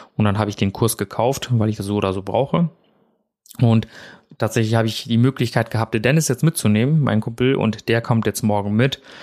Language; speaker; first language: German; early bilingual, other home language; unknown